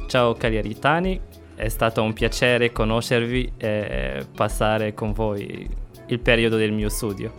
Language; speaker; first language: Italian; non-native, fluent; Arabic